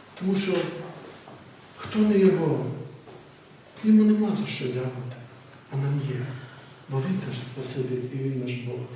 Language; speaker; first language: Ukrainian; native; Ukrainian